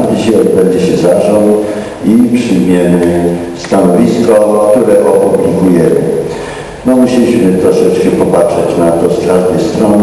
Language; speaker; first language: Polish; native; Polish